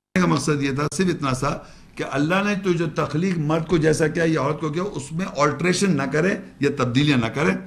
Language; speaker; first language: Urdu; native; Urdu